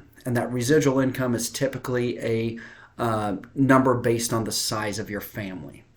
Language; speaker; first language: English; native; English